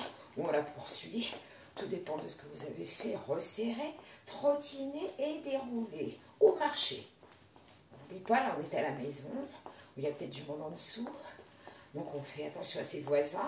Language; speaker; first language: French; native; French